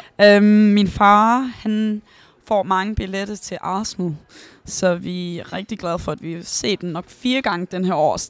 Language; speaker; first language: Danish; early bilingual, heritage; Danish